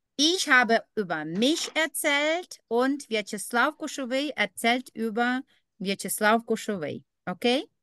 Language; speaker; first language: German; non-native, fluent; Ukrainian